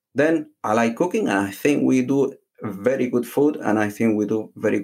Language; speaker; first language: English; non-native, fluent; Spanish